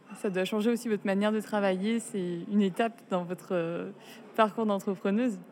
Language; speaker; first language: French; native; French